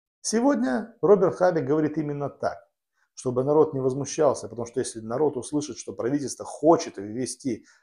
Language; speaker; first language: Russian; native; Russian